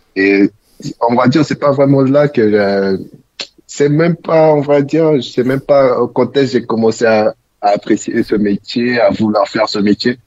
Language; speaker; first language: French; non-native, local second language; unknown